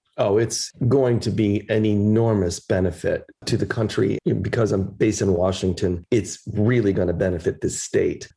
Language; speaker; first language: English; early bilingual, other home language; German